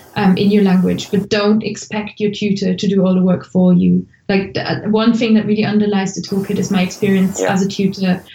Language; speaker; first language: English; non-native, fluent; German